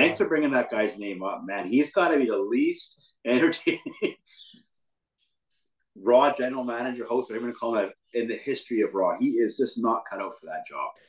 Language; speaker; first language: English; native; English